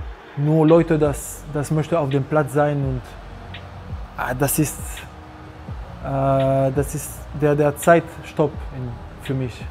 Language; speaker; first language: German; non-native, learner; French